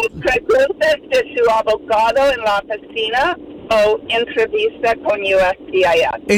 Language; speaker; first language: Spanish; non-native, fluent; English